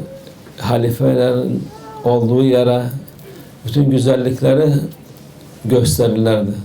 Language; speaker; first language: Turkish; native; Turkish